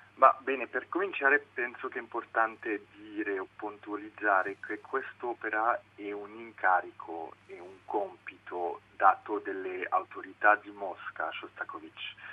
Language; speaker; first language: Italian; early bilingual, heritage; French